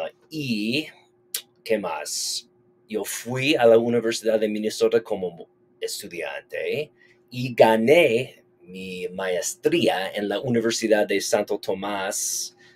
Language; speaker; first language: Spanish; non-native, fluent; English